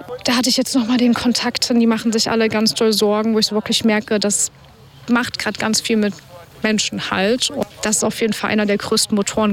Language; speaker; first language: German; native; German